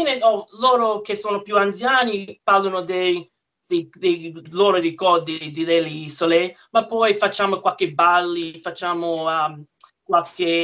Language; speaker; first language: Italian; early bilingual, heritage; English